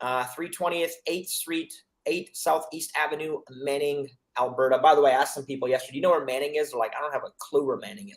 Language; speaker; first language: English; native; English